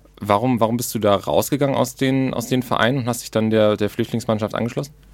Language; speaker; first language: German; native; German